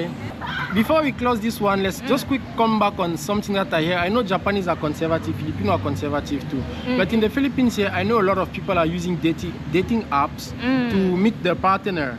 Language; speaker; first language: English; non-native, learner; French